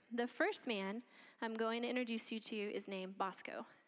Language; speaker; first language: English; native; English